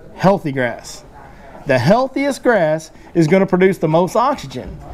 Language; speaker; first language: English; native; English